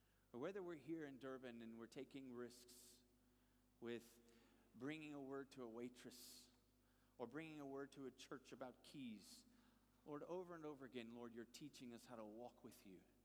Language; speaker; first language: English; native; English